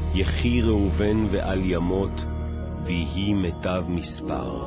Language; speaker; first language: Hebrew; native; Hebrew